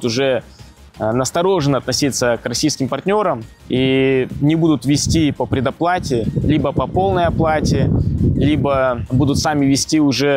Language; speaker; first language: Russian; native; Russian